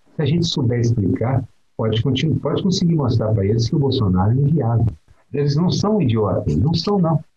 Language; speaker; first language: Portuguese; native; Portuguese